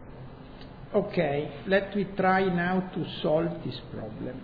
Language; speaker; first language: English; non-native, fluent; Italian